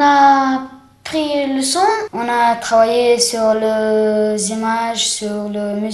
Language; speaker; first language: French; non-native, learner; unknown